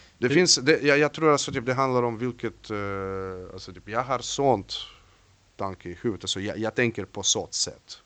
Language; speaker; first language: Swedish; non-native, fluent; Russian